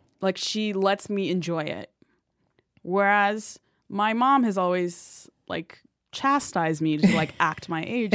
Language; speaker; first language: English; early bilingual, other home language; Amharic